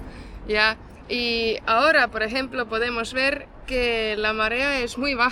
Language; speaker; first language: Spanish; non-native, fluent; Estonian